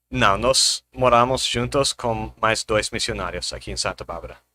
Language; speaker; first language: Portuguese; non-native, fluent; English